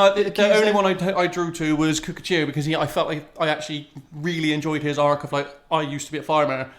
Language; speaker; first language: English; native; English